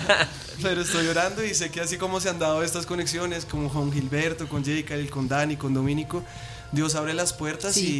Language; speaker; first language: Spanish; native; Spanish